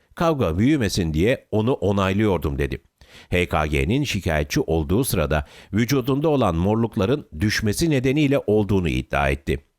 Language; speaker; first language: Turkish; native; Turkish